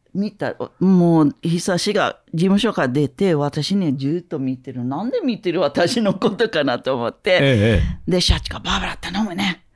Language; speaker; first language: Japanese; non-native, learner; English